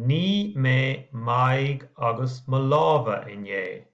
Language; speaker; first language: Irish; non-native, local second language; English